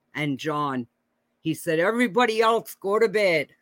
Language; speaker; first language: English; native; English